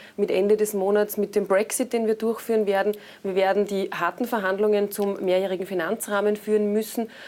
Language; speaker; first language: German; native; German